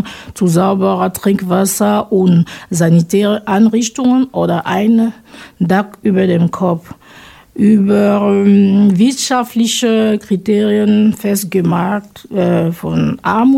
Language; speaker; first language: German; non-native, fluent; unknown